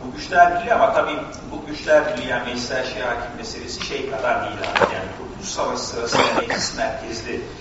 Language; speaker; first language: Turkish; native; Turkish